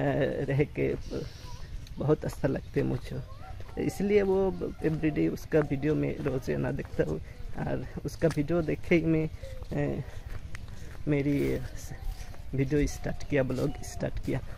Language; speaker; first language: Hindi; non-native, fluent; Bangla